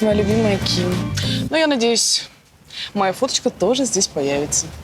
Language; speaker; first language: Russian; native; Russian